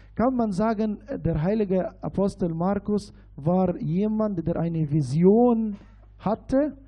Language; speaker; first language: German; non-native, fluent; Arabic